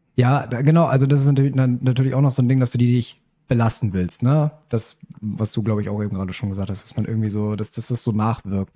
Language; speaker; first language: German; native; German